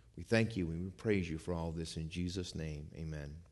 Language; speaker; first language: English; native; English